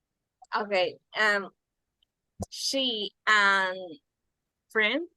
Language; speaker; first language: English; non-native, learner; Spanish